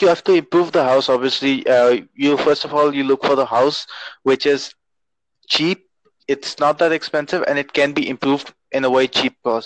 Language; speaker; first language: English; non-native, local second language; Urdu